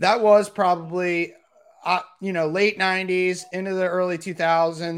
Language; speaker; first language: English; native; English